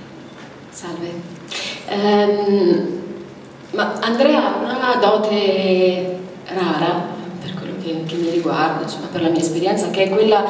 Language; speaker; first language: Italian; native; Italian